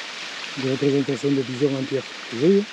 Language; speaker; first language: French; native; French